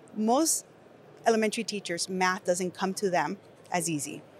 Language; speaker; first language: English; non-native, fluent; Spanish